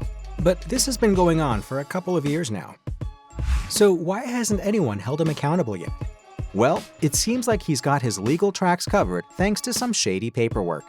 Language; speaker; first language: English; native; English